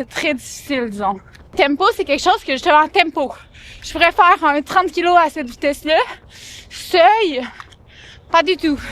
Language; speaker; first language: French; native; French